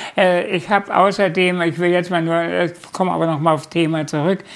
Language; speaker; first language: German; native; German